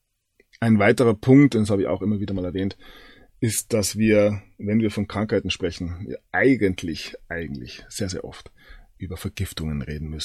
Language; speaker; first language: German; native; German